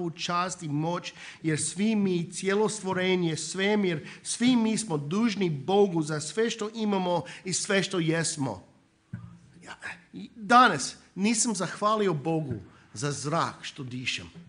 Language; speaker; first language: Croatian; non-native, fluent; English